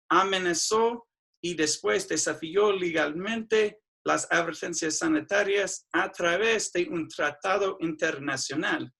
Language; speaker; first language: Spanish; non-native, fluent; English